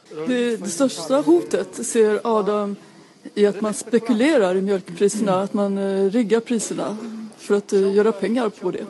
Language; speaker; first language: Swedish; native; Swedish